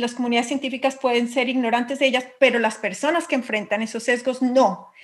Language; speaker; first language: Spanish; native; Spanish